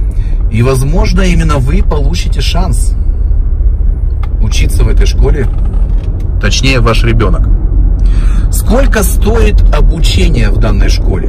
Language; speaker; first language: Russian; native; Russian